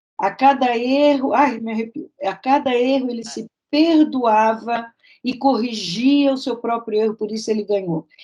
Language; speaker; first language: Portuguese; native; Portuguese